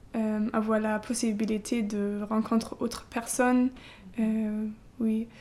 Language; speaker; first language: French; non-native, fluent; German